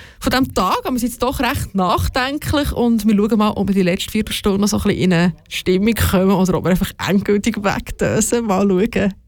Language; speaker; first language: German; native; German